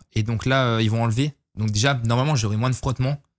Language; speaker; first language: French; native; French